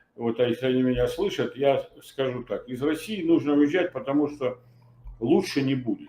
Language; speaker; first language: Russian; native; Russian